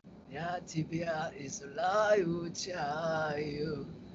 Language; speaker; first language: Russian; non-native, learner; Chinese